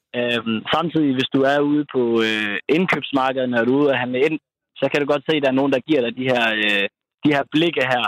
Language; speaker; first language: Danish; early bilingual, other home language; Somali